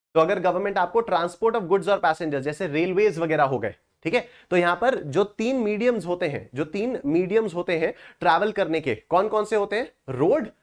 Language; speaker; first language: Hindi; native; Hindi